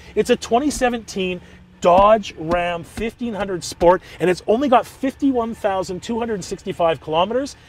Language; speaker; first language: English; native; English